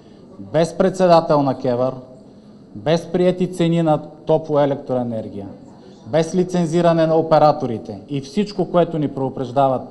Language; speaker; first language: Bulgarian; native; Bulgarian